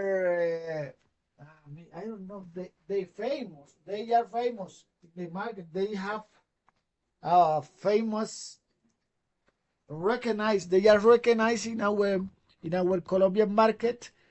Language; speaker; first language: English; non-native, fluent; Spanish